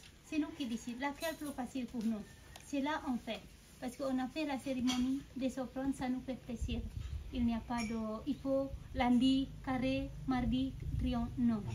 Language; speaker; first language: French; non-native, fluent; Balinese